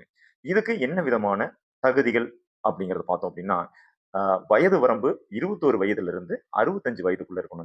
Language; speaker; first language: Tamil; native; Tamil